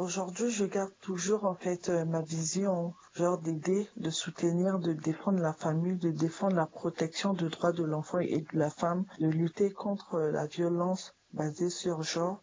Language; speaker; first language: French; non-native, local second language; Sango